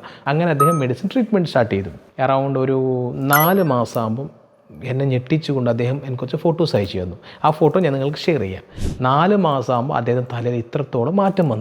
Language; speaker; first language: Malayalam; native; Malayalam